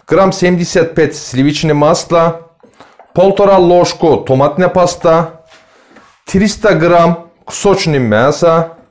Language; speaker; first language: Russian; non-native, learner; Turkish